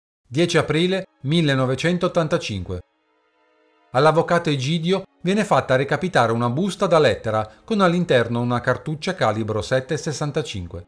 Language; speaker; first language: Italian; native; Italian